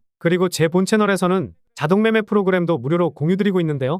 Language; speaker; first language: Korean; native; Korean